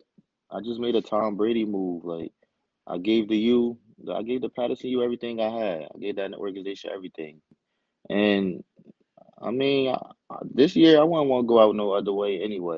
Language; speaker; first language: English; native; English